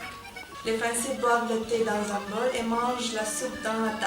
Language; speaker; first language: French; non-native, learner; Romanian